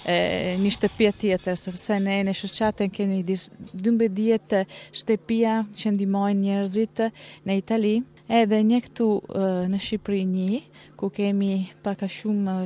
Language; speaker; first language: Albanian; non-native, learner; Italian